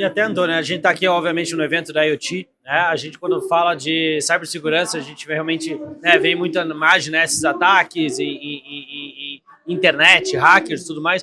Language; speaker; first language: Portuguese; native; Portuguese